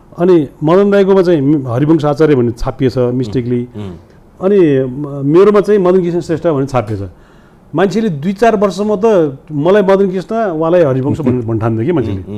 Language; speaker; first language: Nepali; non-native, local second language; Newari